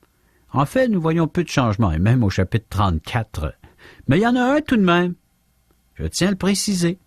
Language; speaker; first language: French; native; French